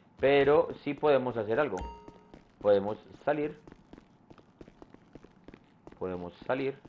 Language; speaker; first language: Spanish; native; Spanish